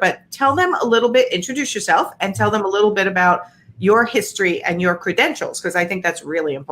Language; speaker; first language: English; native; English